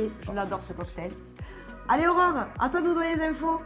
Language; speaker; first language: French; native; French